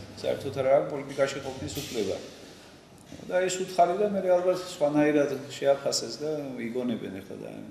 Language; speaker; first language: Georgian; native; Georgian